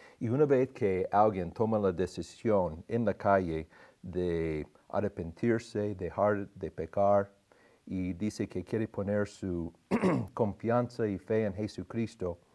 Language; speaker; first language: Spanish; non-native, fluent; English